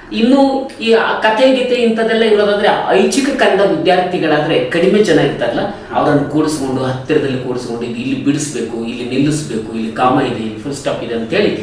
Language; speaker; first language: Kannada; native; Kannada